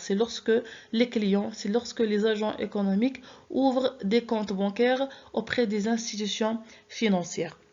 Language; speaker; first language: French; non-native, local second language; Arabic